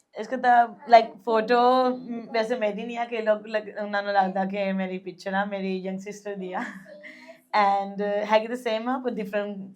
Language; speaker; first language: Punjabi; early bilingual, heritage; Punjabi